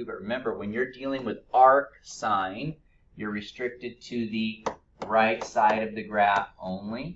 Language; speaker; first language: English; native; English